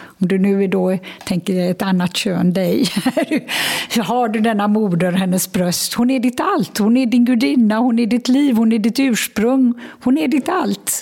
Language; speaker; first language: Swedish; native; Swedish